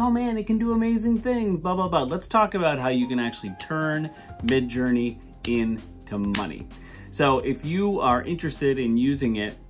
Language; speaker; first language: English; native; English